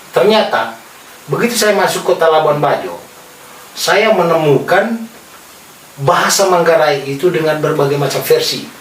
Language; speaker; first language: Indonesian; non-native, local second language; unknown